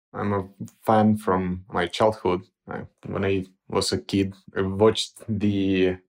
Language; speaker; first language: English; non-native, fluent; Ukrainian